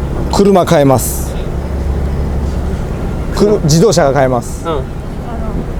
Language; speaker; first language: Japanese; native; Japanese